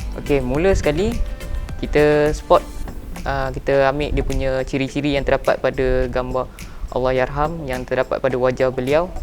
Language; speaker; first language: Malay; native; Malay